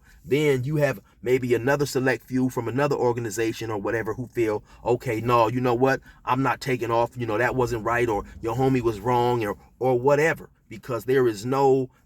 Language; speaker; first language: English; native; English